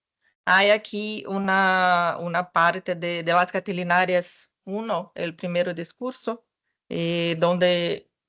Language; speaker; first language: Spanish; non-native, fluent; Portuguese